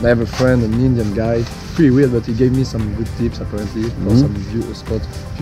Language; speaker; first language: English; non-native, fluent; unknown